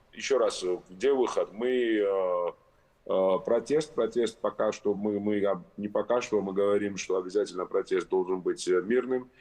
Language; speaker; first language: Russian; non-native, local second language; Georgian